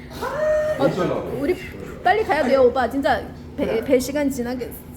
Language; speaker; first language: Korean; non-native, local second language; Chinese